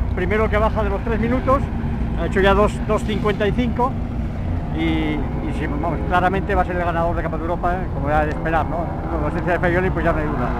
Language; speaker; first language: Spanish; native; Spanish